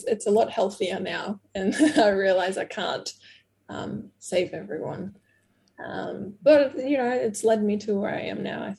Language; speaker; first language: English; non-native, fluent; Portuguese